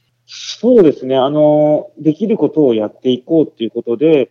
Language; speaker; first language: Japanese; native; Japanese